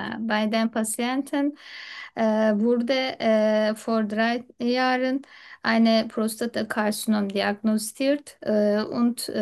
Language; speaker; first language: German; non-native, learner; Turkish